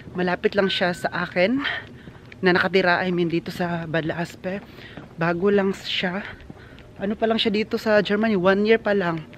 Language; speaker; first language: Filipino; non-native, local second language; Cebuano